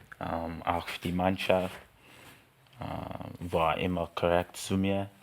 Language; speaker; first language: German; non-native, learner; English